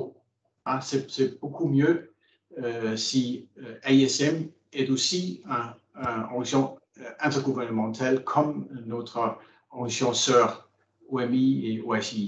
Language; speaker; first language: French; non-native, fluent; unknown